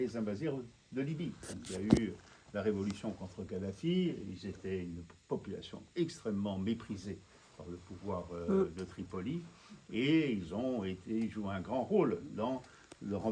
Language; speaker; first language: French; native; French